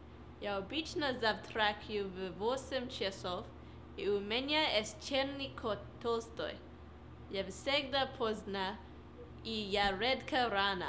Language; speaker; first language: Russian; non-native, learner; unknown